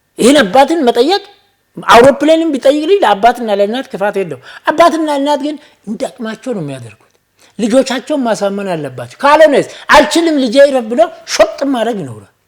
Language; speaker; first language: Amharic; non-native, local second language; Oromo